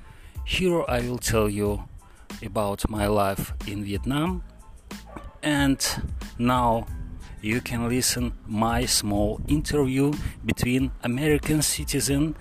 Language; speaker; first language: English; non-native, learner; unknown